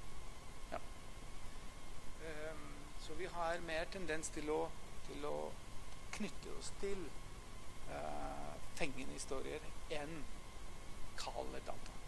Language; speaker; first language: Norwegian; non-native, fluent; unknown